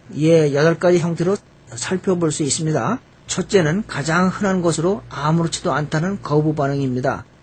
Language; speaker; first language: Korean; native; Korean